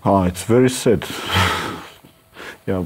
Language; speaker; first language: English; non-native, learner; Armenian